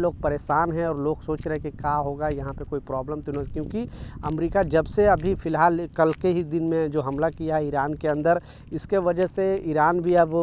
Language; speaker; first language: Hindi; native; Hindi